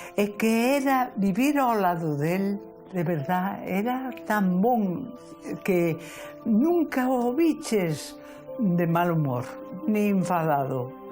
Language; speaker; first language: Galician; early bilingual, other home language; Spanish